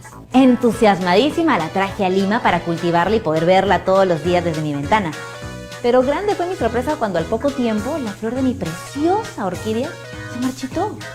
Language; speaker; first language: Spanish; native; Spanish